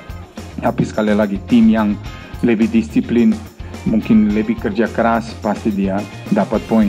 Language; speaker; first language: Indonesian; non-native, fluent; Serbian